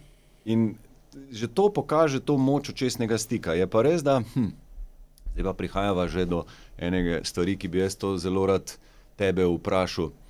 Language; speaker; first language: Slovenian; native; Slovenian